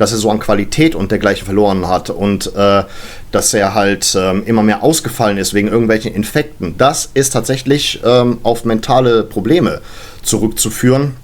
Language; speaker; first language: German; native; German